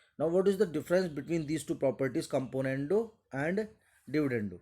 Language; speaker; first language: English; non-native, local second language; Hindi